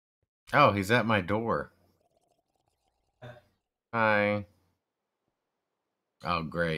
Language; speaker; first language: English; native; English